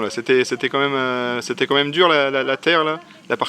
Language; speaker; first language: French; native; French